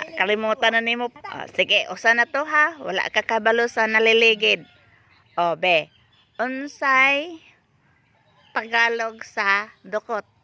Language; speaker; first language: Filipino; non-native, local second language; Cebuano